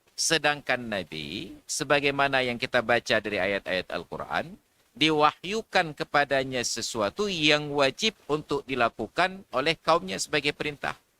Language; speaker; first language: Malay; non-native, local second language; Achinese